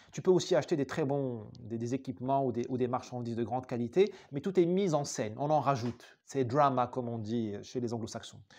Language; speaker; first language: French; non-native, local second language; Arabic